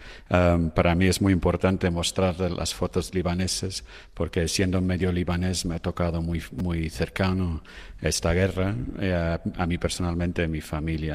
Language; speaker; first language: Spanish; non-native, fluent; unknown